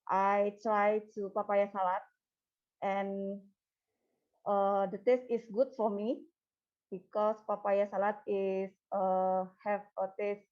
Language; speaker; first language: English; non-native, learner; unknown